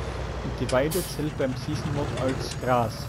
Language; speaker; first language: German; native; German